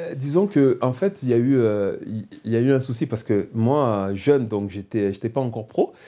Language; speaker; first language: French; native; French